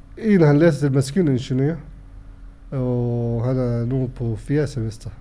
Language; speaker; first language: Danish; non-native, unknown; Arabic